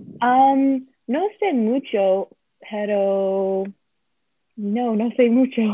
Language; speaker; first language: Spanish; non-native, learner; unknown